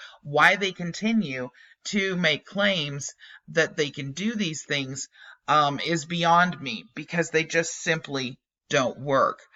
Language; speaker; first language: English; native; English